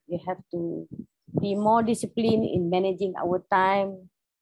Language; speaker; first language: English; non-native, local second language; Malay